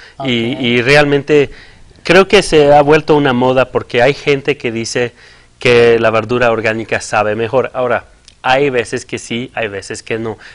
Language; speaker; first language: Spanish; non-native, fluent; French